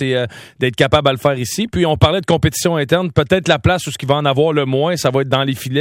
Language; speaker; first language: French; native; French